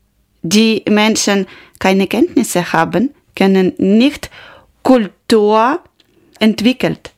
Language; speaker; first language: German; non-native, learner; Ukrainian